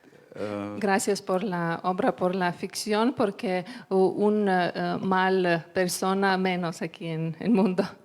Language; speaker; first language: Spanish; non-native, learner; Lithuanian